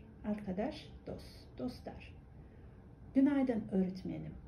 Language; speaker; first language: Turkish; non-native, fluent; Kazakh